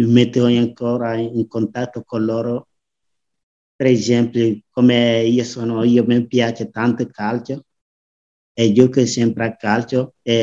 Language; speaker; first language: Italian; non-native, learner; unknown